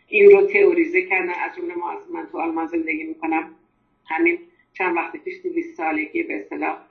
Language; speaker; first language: Persian; non-native, local second language; Azerbaijani